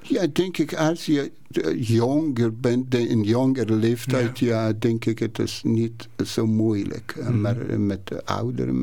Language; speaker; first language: Dutch; non-native, learner; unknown